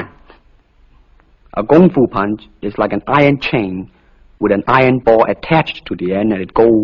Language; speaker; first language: English; non-native, local second language; Cantonese